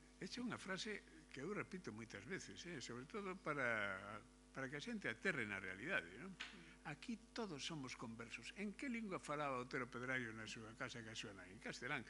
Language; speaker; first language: Galician; non-native, local second language; Spanish